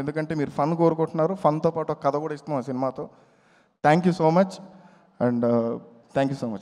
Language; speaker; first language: Telugu; native; Telugu